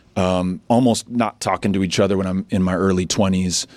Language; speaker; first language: English; native; English